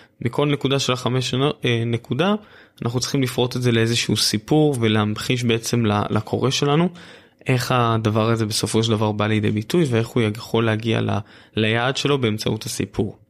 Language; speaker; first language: Hebrew; native; Hebrew